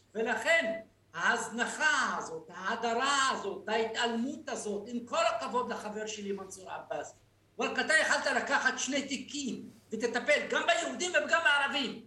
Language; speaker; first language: Hebrew; non-native, local second language; Arabic